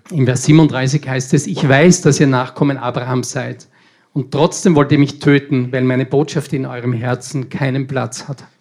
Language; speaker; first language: German; native; German